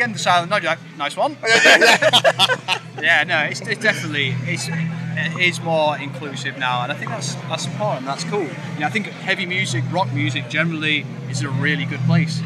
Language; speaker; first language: English; native; English